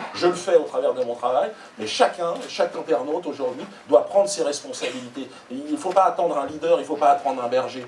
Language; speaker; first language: French; native; French